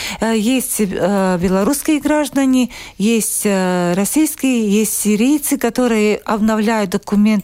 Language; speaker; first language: Russian; non-native, local second language; Latvian